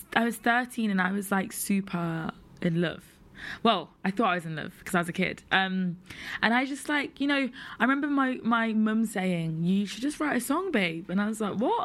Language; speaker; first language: English; native; English